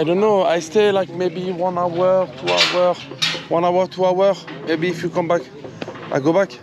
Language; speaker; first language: English; non-native, learner; French